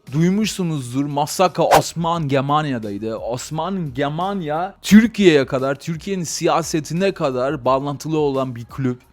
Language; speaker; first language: Turkish; early bilingual, heritage; Turkish